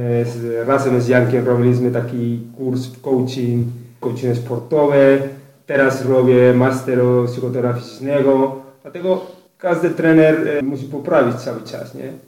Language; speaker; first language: Polish; non-native, learner; Spanish